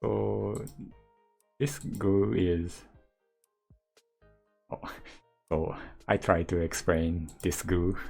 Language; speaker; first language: English; non-native, learner; Japanese